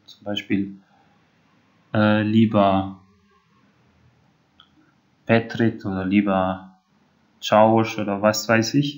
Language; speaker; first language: German; non-native, fluent; Albanian